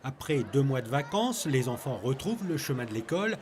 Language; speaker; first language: French; native; French